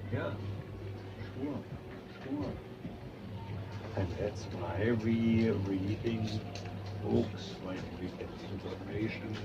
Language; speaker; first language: English; non-native, fluent; German